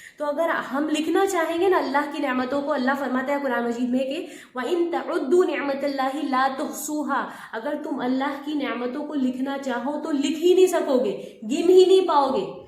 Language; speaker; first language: Urdu; native; Urdu